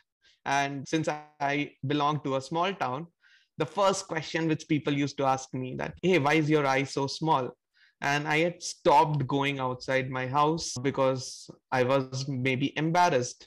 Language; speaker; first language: English; non-native, local second language; Hindi